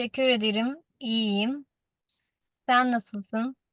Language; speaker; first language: Turkish; non-native, fluent; Urdu